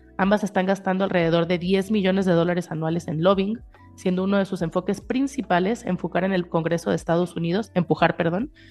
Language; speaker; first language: Spanish; native; Spanish